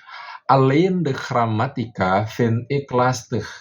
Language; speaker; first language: Dutch; non-native, fluent; Indonesian